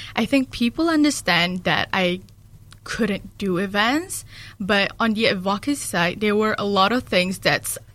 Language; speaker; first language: English; early bilingual, other home language; Malay